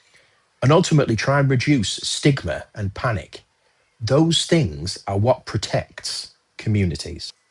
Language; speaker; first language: English; native; English